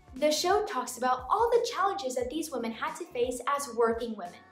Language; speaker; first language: English; native; English